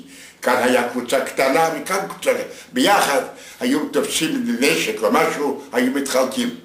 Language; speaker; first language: Hebrew; non-native, fluent; Yiddish